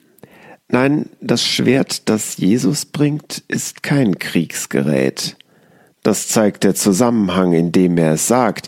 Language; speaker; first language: German; native; German